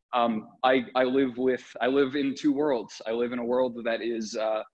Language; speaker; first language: English; native; English